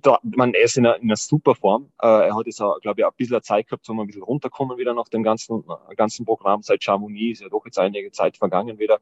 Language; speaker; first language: German; native; German